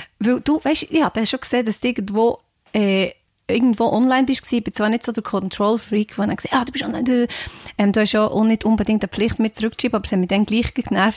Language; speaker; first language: German; native; German